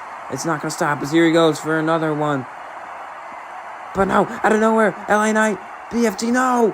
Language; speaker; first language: English; native; English